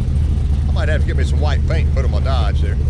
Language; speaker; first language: English; native; English